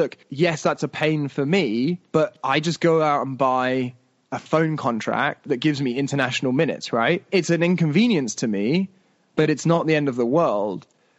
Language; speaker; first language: English; native; English